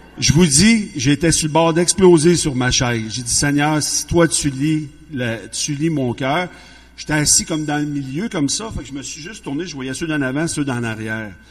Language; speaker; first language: French; native; French